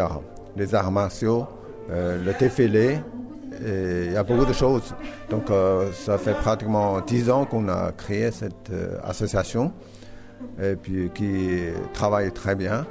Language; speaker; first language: French; non-native, fluent; Chinese